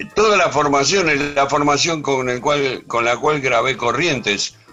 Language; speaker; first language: Spanish; native; Spanish